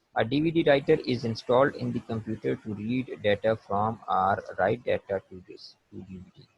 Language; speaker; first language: English; non-native, local second language; Urdu